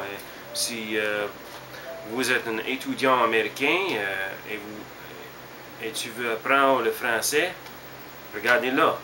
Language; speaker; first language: French; non-native, learner; English